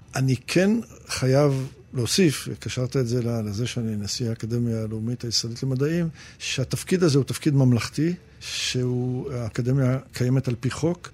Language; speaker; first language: Hebrew; early bilingual, other home language; English